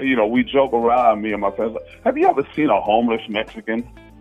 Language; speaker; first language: English; non-native, fluent; Haitian Creole